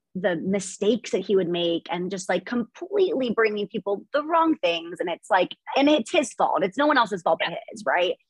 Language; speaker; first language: English; native; English